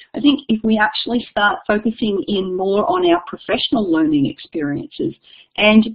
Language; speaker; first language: English; native; English